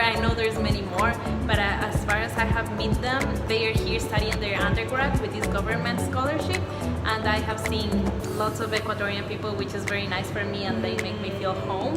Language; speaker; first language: English; non-native, fluent; Spanish